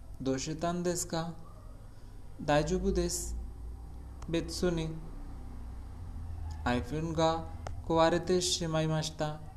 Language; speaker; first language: Japanese; non-native, learner; Hindi